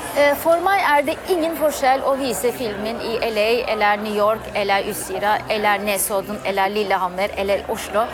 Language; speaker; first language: Norwegian; non-native, fluent; Turkish